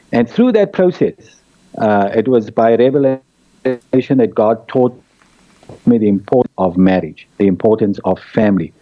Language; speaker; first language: English; native; English